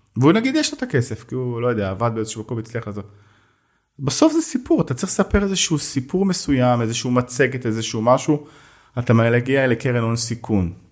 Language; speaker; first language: Hebrew; native; Hebrew